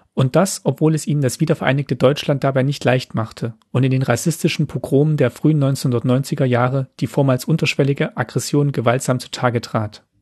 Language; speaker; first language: German; native; German